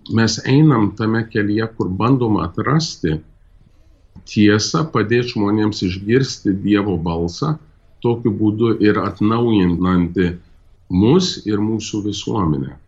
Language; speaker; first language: Lithuanian; early bilingual, heritage; Lithuanian